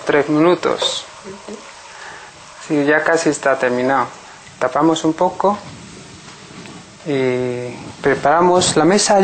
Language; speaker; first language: Spanish; non-native, learner; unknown